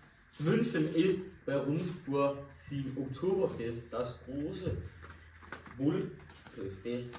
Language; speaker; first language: German; non-native, learner; Danish